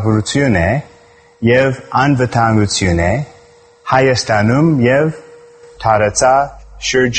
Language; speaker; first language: Armenian; non-native, learner; English